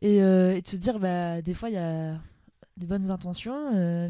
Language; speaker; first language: French; native; French